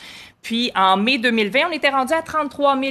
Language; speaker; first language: French; native; French